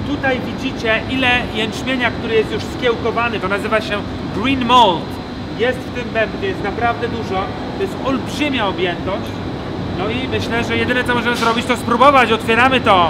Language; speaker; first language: Polish; native; Polish